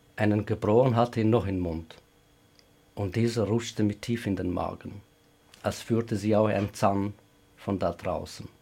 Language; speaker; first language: German; non-native, fluent; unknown